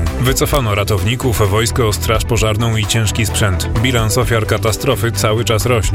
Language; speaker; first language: Polish; native; Polish